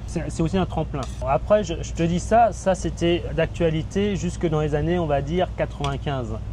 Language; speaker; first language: French; early bilingual, other home language; Thai